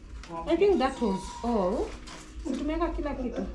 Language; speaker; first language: English; non-native, local second language; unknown